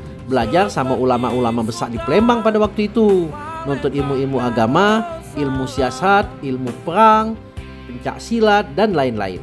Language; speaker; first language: Indonesian; native; Indonesian